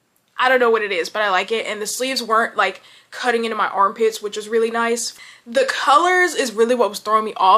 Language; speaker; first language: English; native; English